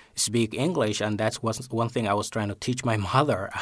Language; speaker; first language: English; non-native, fluent; Somali